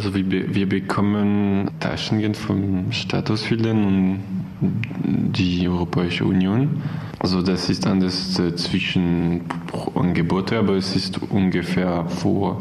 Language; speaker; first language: German; non-native, learner; French